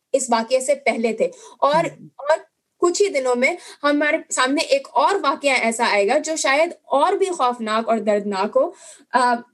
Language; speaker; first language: Urdu; native; Urdu